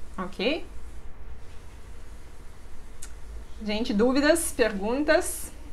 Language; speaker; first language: Portuguese; non-native, fluent; Russian